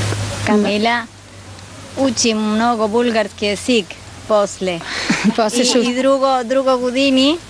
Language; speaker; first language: Bulgarian; non-native, learner; Spanish